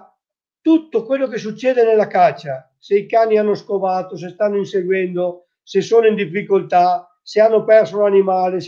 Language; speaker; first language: Italian; native; Italian